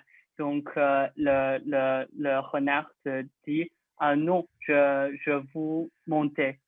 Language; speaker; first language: French; non-native, learner; Chinese